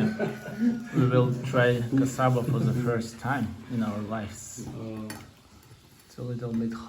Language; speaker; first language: English; non-native, learner; Russian